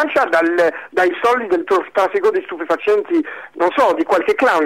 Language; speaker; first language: Italian; non-native, fluent; French